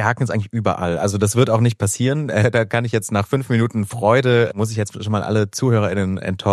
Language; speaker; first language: German; native; German